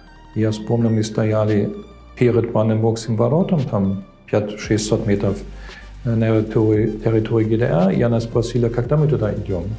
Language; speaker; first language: Russian; non-native, fluent; German